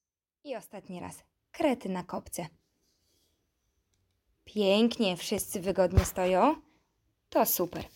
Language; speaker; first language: Polish; native; Polish